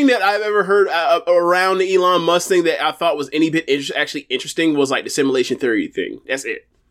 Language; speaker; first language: English; native; English